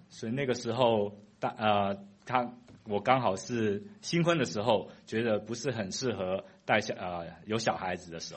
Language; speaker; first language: Chinese; non-native, fluent; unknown